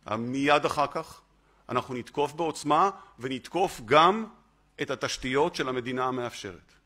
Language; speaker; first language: Hebrew; native; Hebrew